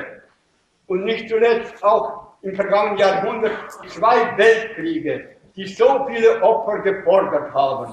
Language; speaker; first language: German; native; German